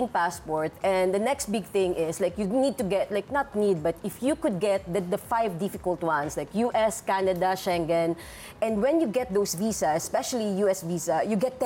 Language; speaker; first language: English; non-native, local second language; Filipino